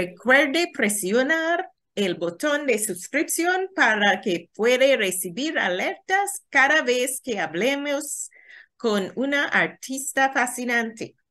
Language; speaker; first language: Spanish; non-native, learner; English